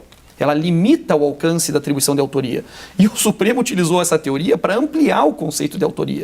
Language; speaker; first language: Portuguese; native; Portuguese